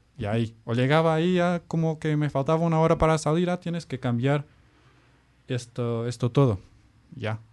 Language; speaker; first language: Spanish; non-native, fluent; Portuguese